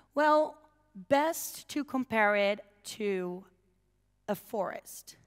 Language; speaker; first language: English; non-native, fluent; Dutch